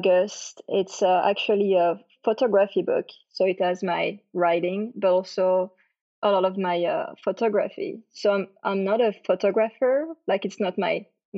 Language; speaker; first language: English; non-native, fluent; French